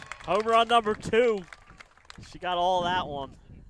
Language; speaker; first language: English; native; English